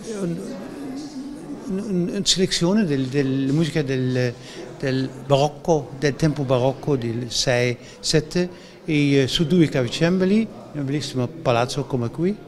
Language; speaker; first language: Italian; non-native, learner; Dutch